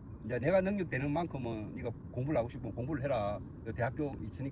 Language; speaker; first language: Korean; native; Korean